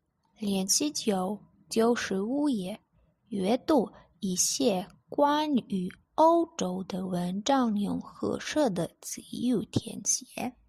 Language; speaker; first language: Chinese; non-native, fluent; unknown